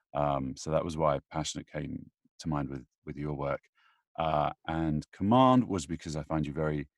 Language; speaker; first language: English; native; English